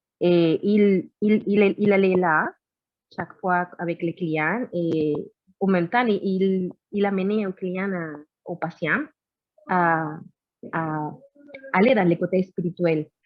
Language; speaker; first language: French; non-native, learner; Spanish